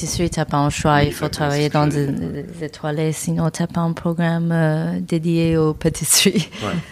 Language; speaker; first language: French; non-native, learner; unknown